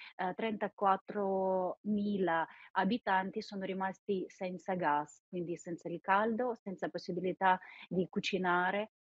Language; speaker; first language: Italian; non-native, fluent; Ukrainian